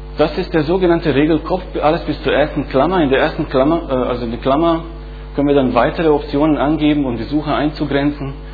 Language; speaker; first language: German; non-native, fluent; Bosnian